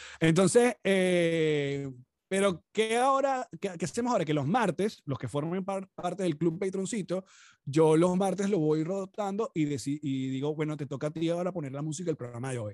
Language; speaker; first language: Spanish; native; Spanish